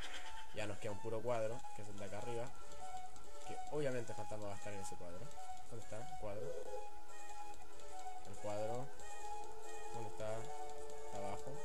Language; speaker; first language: Spanish; native; Spanish